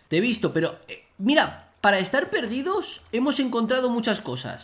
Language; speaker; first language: Spanish; native; Spanish